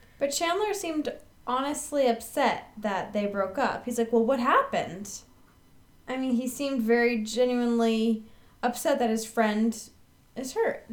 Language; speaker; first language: English; native; English